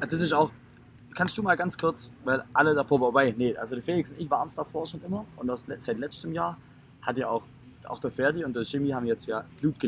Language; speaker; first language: German; native; German